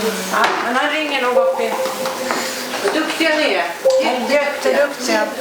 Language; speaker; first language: Swedish; native; Swedish